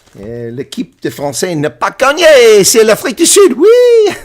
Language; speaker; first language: French; non-native, learner; English